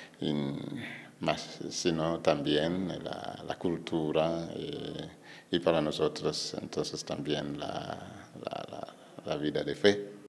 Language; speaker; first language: Spanish; non-native, fluent; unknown